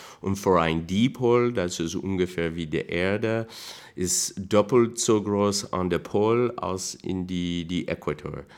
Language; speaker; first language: German; non-native, learner; English